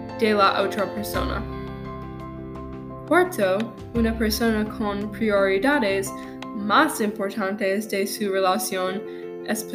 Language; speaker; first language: Spanish; non-native, learner; English